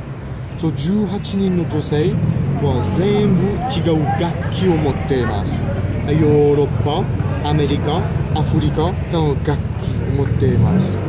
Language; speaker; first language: Japanese; non-native, fluent; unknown